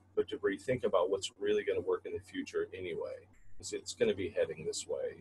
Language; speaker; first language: English; native; English